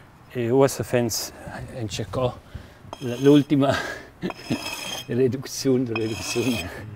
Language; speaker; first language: Italian; non-native, local second language; German